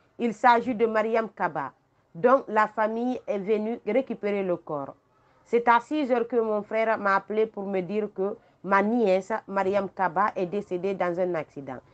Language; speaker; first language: French; non-native, local second language; Fula